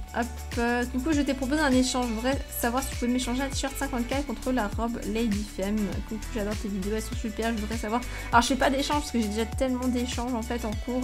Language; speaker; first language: French; native; French